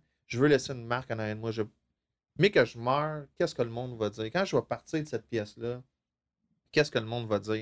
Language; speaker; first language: French; native; French